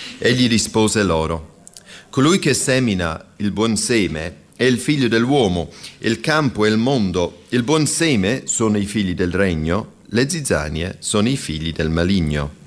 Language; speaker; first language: Italian; non-native, fluent; English